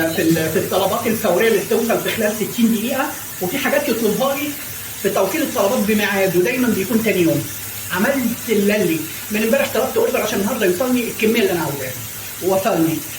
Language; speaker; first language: Arabic; native; Arabic